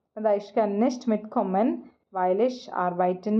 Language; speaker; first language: German; non-native, fluent; Malayalam